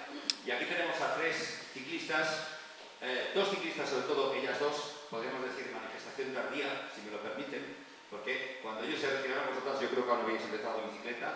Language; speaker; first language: Spanish; native; Spanish